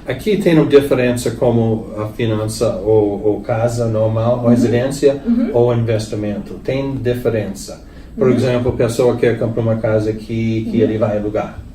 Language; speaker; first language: Portuguese; non-native, learner; English